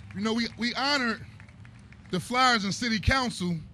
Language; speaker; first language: English; native; English